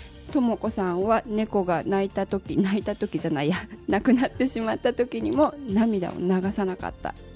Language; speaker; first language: Japanese; native; Japanese